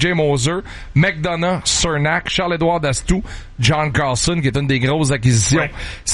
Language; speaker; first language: French; native; French